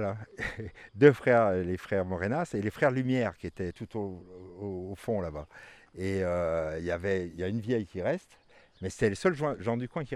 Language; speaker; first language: French; native; French